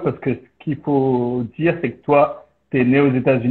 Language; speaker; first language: French; native; French